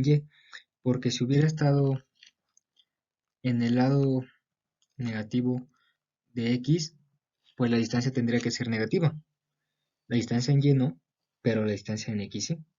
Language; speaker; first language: Spanish; native; Spanish